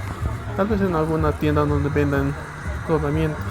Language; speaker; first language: Spanish; native; Spanish